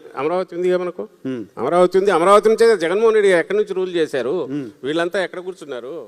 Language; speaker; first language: Telugu; native; Telugu